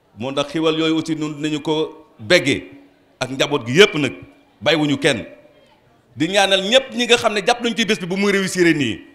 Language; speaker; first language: Wolof; native; Wolof